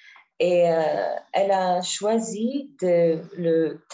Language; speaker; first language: French; non-native, learner; Arabic